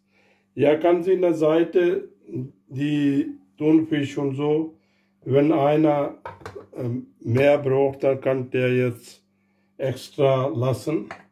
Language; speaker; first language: German; non-native, learner; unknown